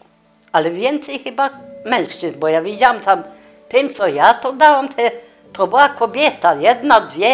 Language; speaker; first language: Polish; non-native, local second language; Kashubian